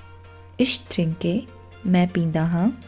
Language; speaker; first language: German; non-native, fluent; Punjabi